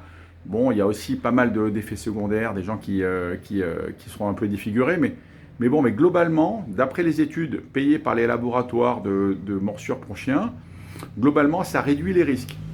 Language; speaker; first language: French; native; French